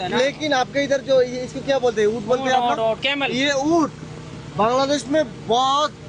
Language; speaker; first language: Hindi; non-native, learner; Bangla